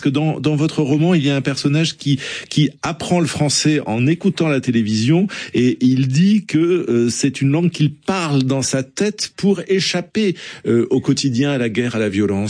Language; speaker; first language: French; native; French